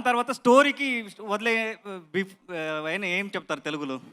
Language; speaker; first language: Telugu; non-native, learner; Kannada